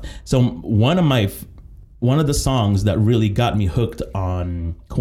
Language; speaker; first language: English; early bilingual, other home language; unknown